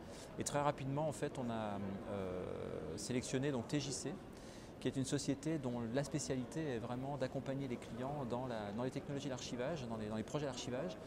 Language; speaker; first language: French; native; French